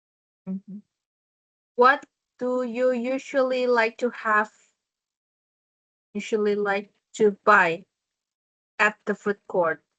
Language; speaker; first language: English; non-native, fluent; Indonesian